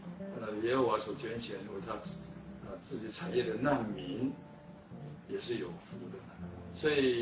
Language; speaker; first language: Chinese; native; Chinese